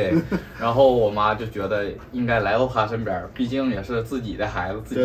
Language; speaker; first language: Chinese; native; Chinese